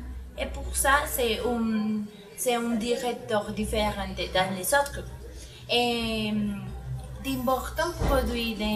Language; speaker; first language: French; non-native, learner; Spanish